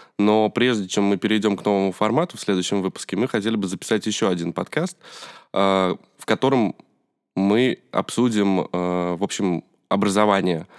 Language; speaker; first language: Russian; native; Russian